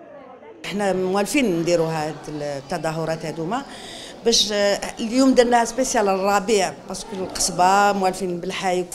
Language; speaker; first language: Arabic; native; Arabic